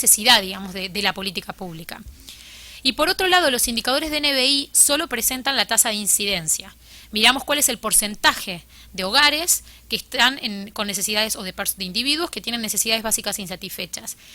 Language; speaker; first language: Spanish; native; Spanish